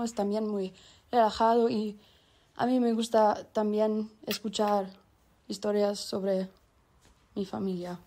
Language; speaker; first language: Spanish; non-native, learner; German